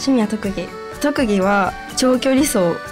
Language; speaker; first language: Japanese; native; Japanese